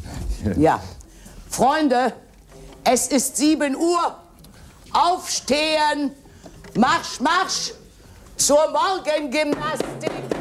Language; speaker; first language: German; native; German